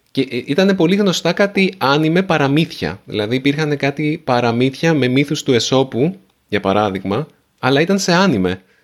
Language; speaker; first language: Greek; native; Greek